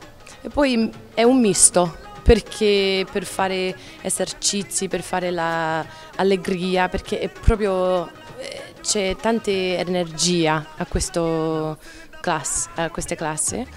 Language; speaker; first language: Italian; non-native, learner; English